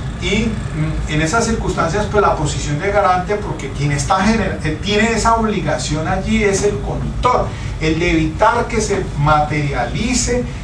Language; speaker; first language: Spanish; native; Spanish